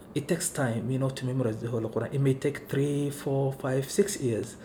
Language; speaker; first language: English; non-native, local second language; Somali